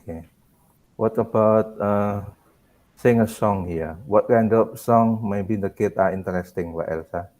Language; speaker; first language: English; non-native, learner; Indonesian